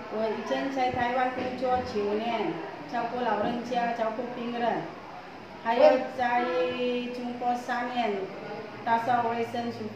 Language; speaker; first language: Chinese; non-native, learner; Indonesian